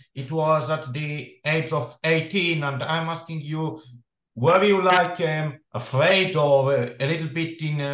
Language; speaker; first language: English; non-native, fluent; Hebrew